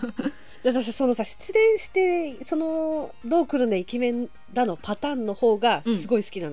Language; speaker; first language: Japanese; native; Japanese